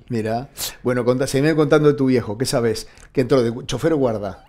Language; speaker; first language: Spanish; native; Spanish